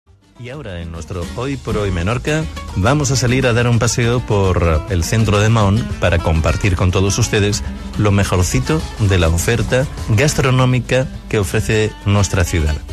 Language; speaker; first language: Spanish; native; Spanish